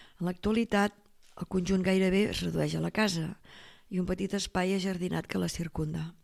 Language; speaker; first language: Catalan; native; Catalan